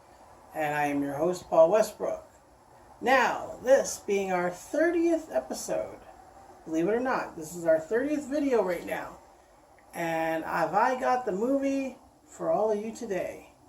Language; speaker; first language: English; native; English